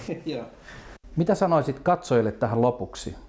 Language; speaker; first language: Finnish; native; Finnish